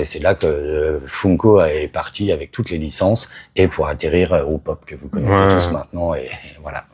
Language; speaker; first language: French; native; French